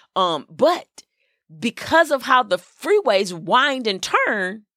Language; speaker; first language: English; native; English